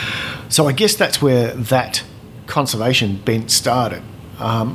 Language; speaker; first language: English; native; English